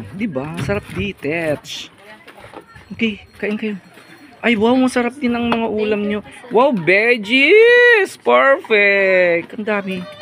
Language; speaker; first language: Filipino; non-native, local second language; Iloko